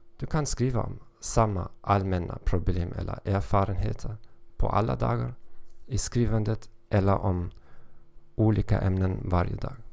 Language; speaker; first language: Swedish; non-native, learner; German